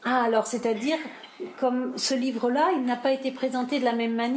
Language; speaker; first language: French; native; French